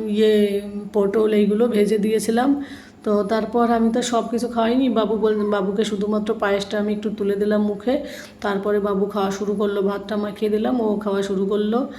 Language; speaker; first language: Bangla; native; Bangla